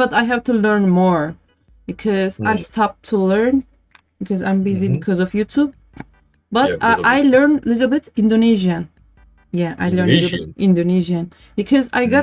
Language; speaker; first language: English; non-native, learner; Turkish